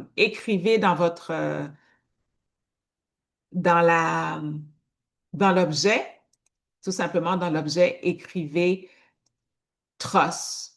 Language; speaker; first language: French; native; French